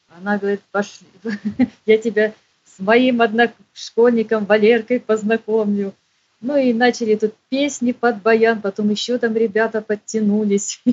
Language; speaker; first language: Russian; native; Russian